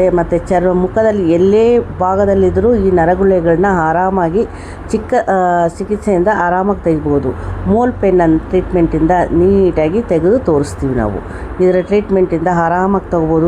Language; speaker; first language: Kannada; native; Kannada